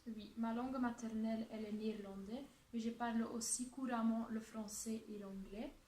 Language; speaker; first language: French; non-native, local second language; Dutch